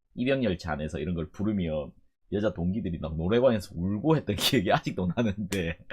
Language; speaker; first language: Korean; native; Korean